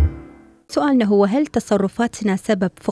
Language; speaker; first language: Arabic; native; Arabic